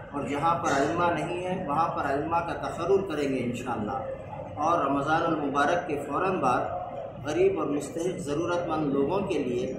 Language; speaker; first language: Hindi; non-native, local second language; Urdu